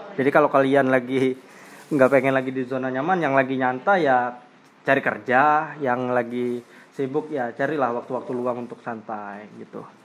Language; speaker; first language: Indonesian; native; Indonesian